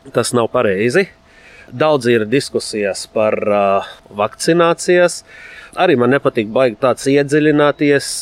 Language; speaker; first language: Latvian; non-native, fluent; Arabic